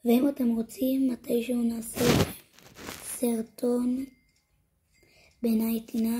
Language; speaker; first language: Hebrew; native; Hebrew